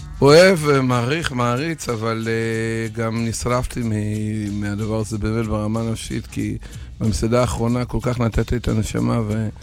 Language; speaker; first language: Hebrew; non-native, fluent; Russian